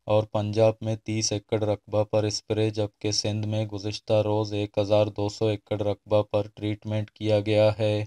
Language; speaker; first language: Urdu; non-native, local second language; Baluchi